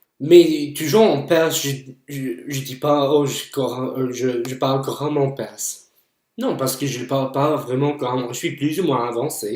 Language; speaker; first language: French; non-native, fluent; English